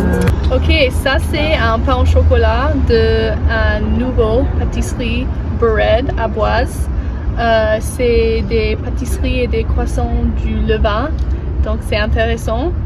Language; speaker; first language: French; non-native, learner; English